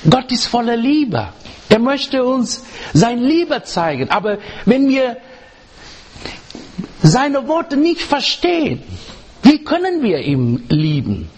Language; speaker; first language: German; non-native, learner; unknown